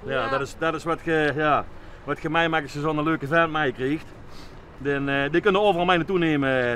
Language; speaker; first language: Dutch; native; Dutch